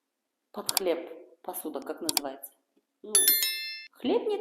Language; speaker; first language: Russian; non-native, local second language; Kara-Kalpak